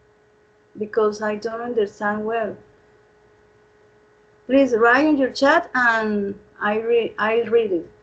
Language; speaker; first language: English; non-native, fluent; Spanish